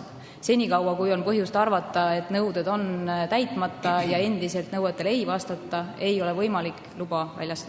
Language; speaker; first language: Estonian; native; Estonian